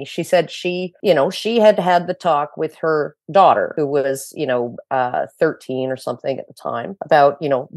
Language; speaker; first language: English; native; English